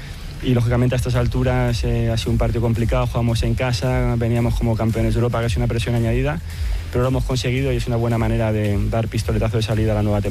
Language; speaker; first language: Spanish; native; Spanish